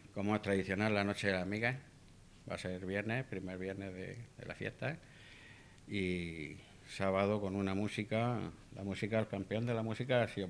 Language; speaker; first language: Spanish; native; Spanish